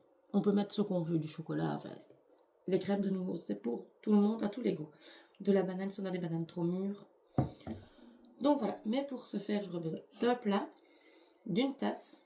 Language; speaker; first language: French; native; French